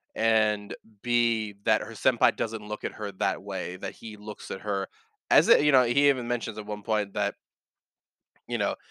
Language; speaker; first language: English; native; English